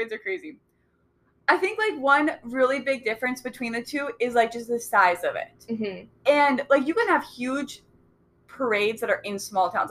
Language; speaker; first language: English; native; English